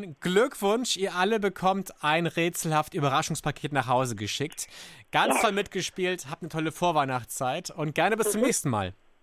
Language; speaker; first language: German; native; German